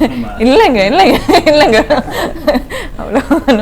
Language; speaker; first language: Tamil; non-native, learner; Kannada